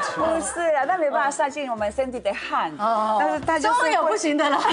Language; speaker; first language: Chinese; non-native, fluent; Spanish